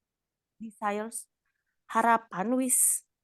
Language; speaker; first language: English; non-native, learner; Indonesian